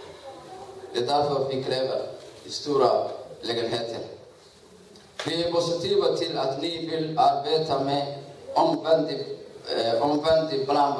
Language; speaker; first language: Swedish; non-native, learner; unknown